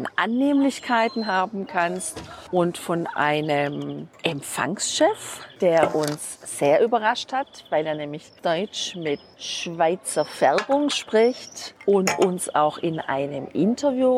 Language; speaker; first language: German; native; German